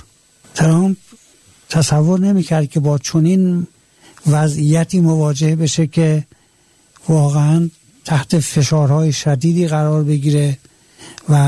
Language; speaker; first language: Persian; native; Persian